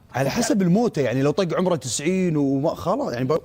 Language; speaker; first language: Arabic; native; Arabic